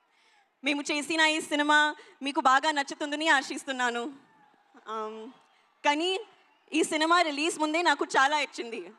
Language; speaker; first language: Telugu; non-native, learner; Hindi